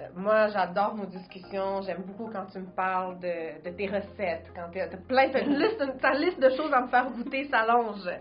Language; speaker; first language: French; early bilingual, other home language; Bosnian